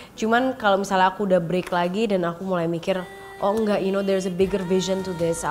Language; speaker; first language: Indonesian; early bilingual, heritage; Indonesian